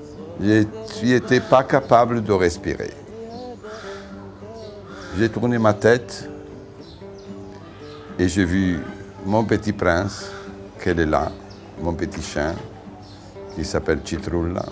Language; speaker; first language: French; non-native, fluent; Italian